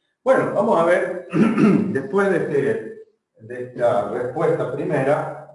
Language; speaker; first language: Spanish; native; Spanish